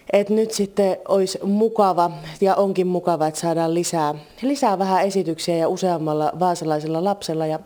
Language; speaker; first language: Finnish; native; Finnish